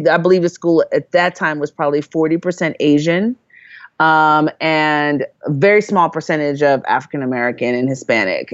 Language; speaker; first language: English; native; English